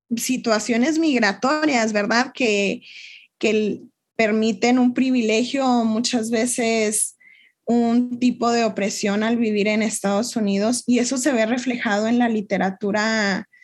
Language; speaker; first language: Spanish; native; Spanish